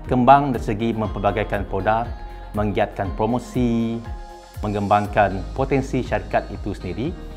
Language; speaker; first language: Malay; non-native, local second language; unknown